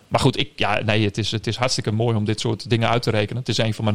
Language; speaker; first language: Dutch; native; Dutch